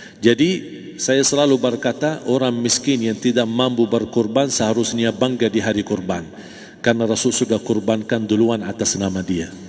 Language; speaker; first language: Malay; non-native, fluent; Arabic